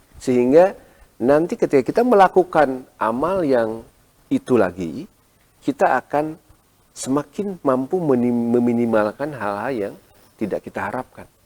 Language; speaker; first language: Indonesian; non-native, local second language; Sundanese